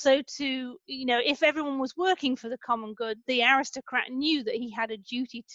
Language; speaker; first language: English; native; English